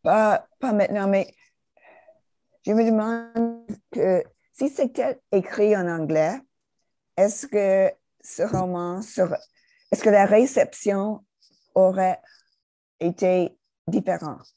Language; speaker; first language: French; non-native, fluent; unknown